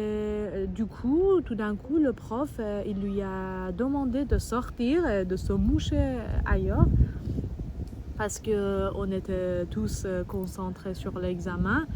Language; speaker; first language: French; non-native, fluent; Persian